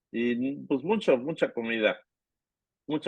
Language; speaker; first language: Spanish; native; Spanish